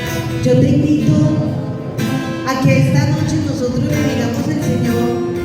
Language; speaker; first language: Spanish; native; Spanish